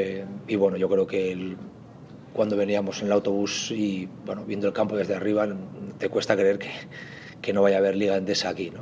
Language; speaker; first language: Spanish; native; Spanish